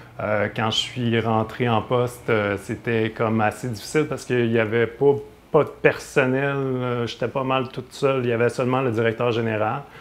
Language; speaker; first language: French; native; French